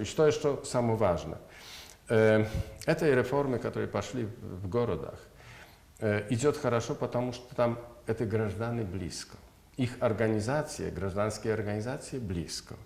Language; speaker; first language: Russian; non-native, learner; Polish